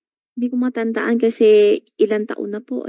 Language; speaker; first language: Filipino; non-native, learner; Chinese